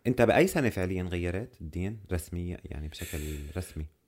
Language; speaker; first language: Arabic; native; Arabic